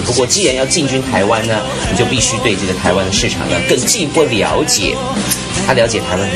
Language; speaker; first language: Chinese; native; Chinese